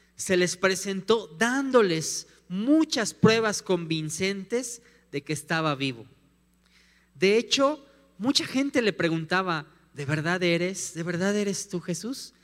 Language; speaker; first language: Spanish; native; Spanish